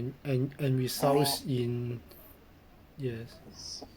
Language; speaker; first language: English; non-native, learner; Cantonese